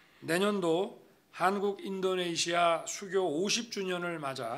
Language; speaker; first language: Korean; native; Korean